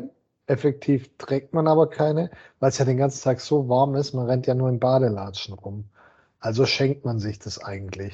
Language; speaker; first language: German; native; German